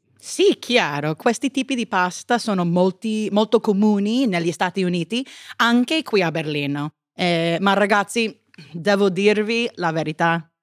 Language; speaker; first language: Italian; non-native, fluent; English